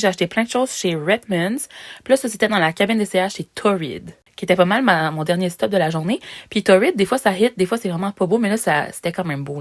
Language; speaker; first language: French; native; French